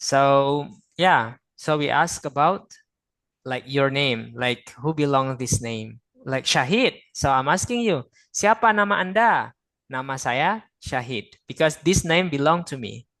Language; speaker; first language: English; non-native, fluent; Indonesian